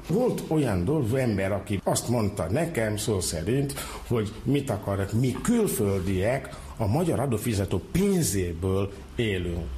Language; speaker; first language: Hungarian; non-native, fluent; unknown